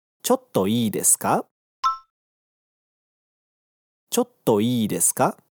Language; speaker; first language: Japanese; non-native, fluent; Portuguese